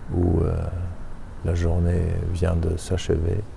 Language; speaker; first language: French; non-native, fluent; German